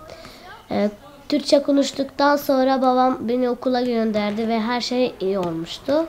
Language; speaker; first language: Turkish; early bilingual, other home language; Arabic